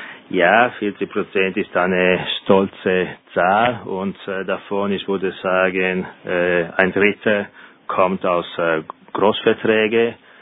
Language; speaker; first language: German; non-native, fluent; Italian